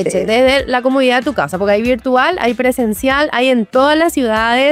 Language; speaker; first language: Spanish; native; Spanish